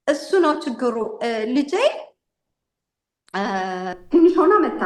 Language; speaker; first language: Amharic; native; Amharic